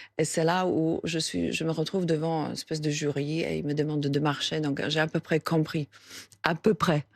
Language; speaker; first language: French; non-native, fluent; Slovak